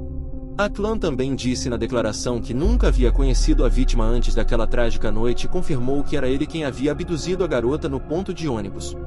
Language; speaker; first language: Portuguese; native; Portuguese